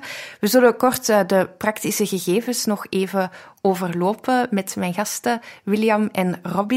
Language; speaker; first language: Dutch; native; Dutch